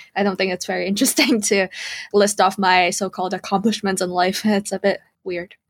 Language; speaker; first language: English; early bilingual, other home language; Cantonese